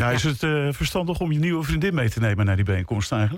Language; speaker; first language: Dutch; native; Dutch